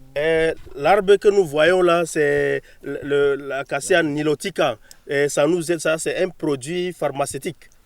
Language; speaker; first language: French; non-native, local second language; Fula